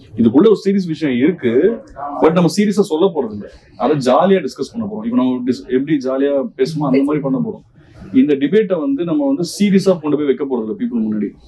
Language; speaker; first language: Tamil; native; Tamil